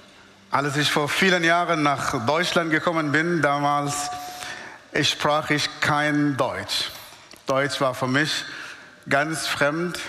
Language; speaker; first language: German; non-native, fluent; Arabic